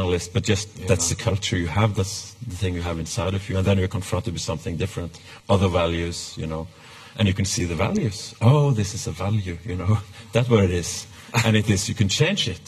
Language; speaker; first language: English; non-native, fluent; Norwegian